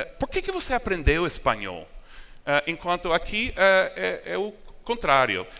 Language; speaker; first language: Portuguese; non-native, fluent; English